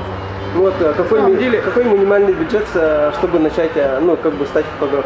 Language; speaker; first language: Russian; native; Russian